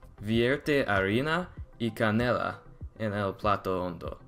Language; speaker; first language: Spanish; non-native, learner; English